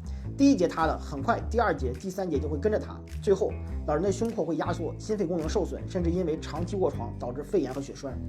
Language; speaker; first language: Chinese; native; Chinese